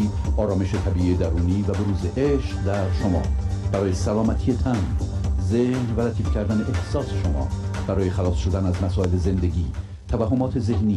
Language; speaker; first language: Persian; native; Persian